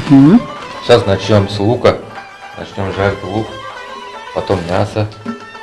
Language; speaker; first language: Russian; non-native, learner; Uzbek